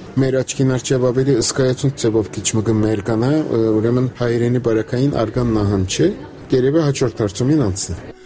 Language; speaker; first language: Armenian; native; Armenian